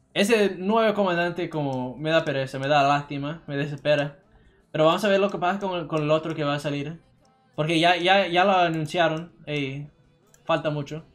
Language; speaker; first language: Spanish; non-native, learner; English